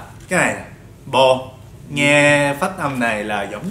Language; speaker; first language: Vietnamese; non-native, learner; Japanese